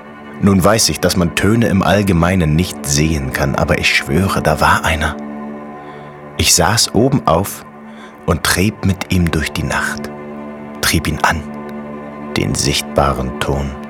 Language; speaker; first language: German; native; German